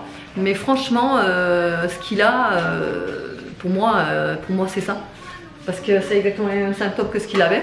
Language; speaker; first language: French; native; French